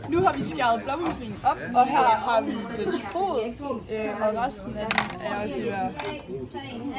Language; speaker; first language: Danish; native; Danish